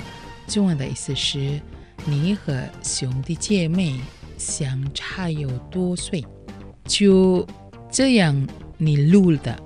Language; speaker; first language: Chinese; non-native, learner; Indonesian